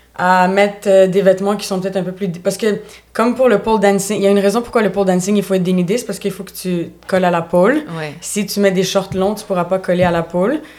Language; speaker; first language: French; native; French